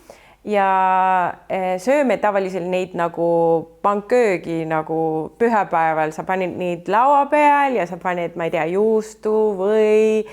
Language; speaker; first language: Estonian; non-native, fluent; Spanish